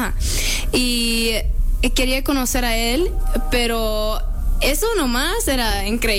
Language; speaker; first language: Spanish; early bilingual, heritage; Spanish